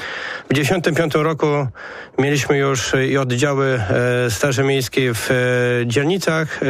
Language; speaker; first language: Polish; native; Polish